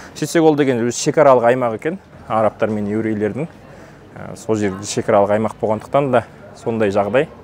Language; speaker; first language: Kazakh; native; Kazakh